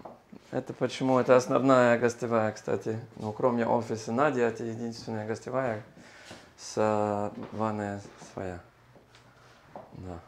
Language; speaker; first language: Russian; non-native, fluent; English